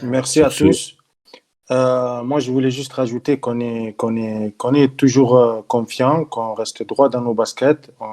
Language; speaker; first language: French; native; French